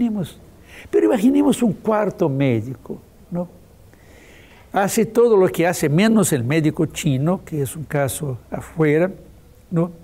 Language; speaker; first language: Spanish; non-native, fluent; Portuguese